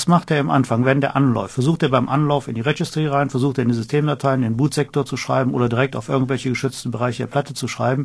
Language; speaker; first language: German; native; German